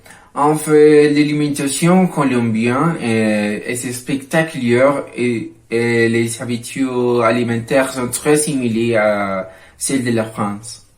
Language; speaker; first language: French; non-native, learner; Spanish